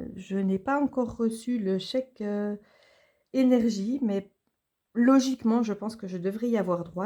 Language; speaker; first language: French; native; French